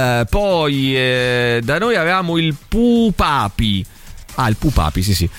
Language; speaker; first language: Italian; native; Italian